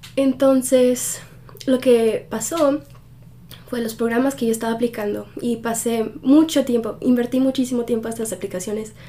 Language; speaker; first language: Spanish; early bilingual, heritage; Spanish